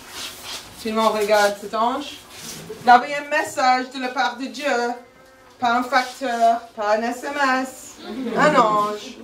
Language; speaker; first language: French; non-native, fluent; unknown